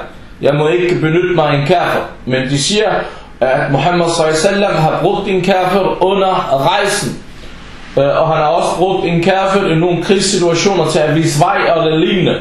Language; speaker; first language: Danish; non-native, local second language; Arabic